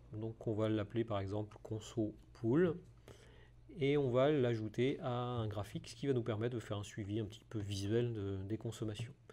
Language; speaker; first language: French; native; French